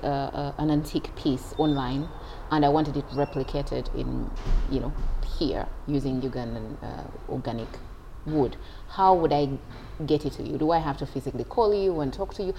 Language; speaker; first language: English; non-native, local second language; Ganda